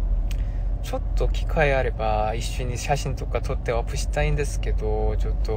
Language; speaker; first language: Japanese; non-native, fluent; Korean